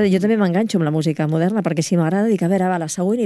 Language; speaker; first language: Catalan; native; Catalan